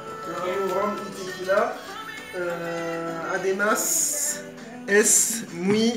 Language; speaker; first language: Spanish; non-native, learner; French